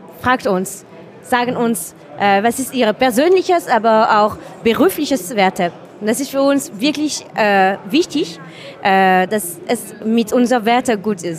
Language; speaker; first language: German; non-native, learner; French